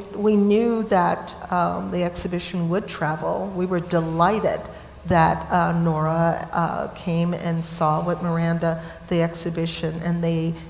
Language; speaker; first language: English; native; English